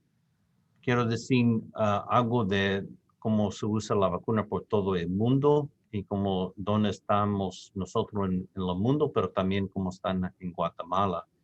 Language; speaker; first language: Spanish; non-native, fluent; English